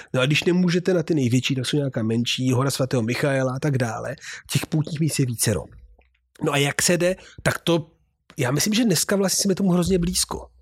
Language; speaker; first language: Czech; non-native, fluent; Italian